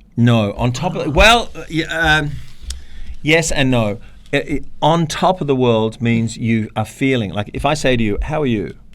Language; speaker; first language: English; native; English